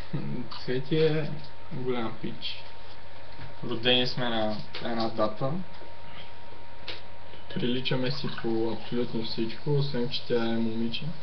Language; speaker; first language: Bulgarian; native; Bulgarian